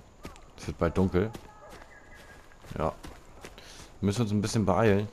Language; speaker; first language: German; native; German